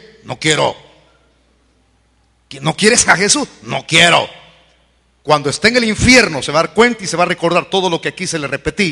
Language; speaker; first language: Spanish; native; Spanish